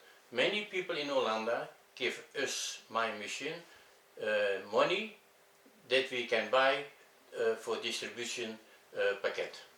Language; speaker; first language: English; non-native, learner; Dutch